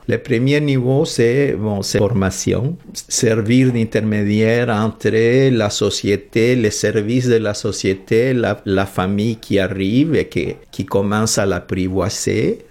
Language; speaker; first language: French; non-native, fluent; Spanish